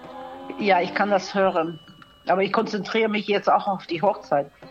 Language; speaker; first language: German; native; German